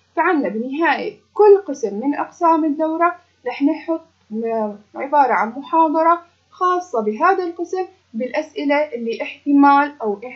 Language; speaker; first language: Arabic; native; Arabic